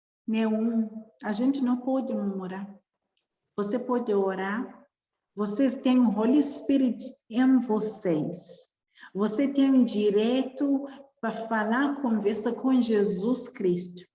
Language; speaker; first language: Portuguese; non-native, learner; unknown